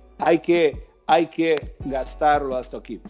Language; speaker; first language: Spanish; non-native, fluent; Croatian